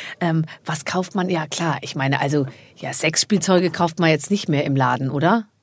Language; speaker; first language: German; native; German